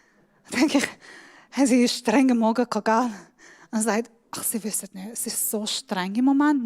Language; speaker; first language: German; non-native, fluent; Persian